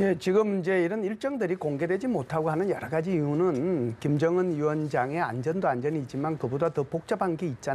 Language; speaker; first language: Korean; native; Korean